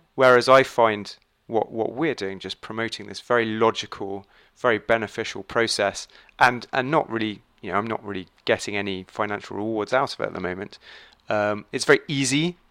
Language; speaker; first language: English; native; English